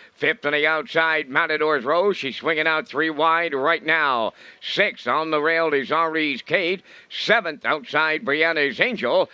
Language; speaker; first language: English; native; English